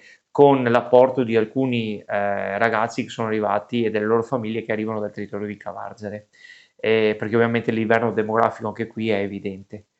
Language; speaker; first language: Italian; native; Italian